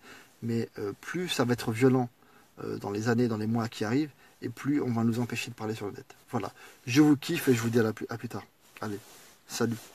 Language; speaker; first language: French; native; French